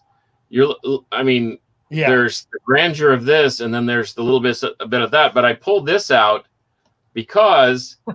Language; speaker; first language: English; native; English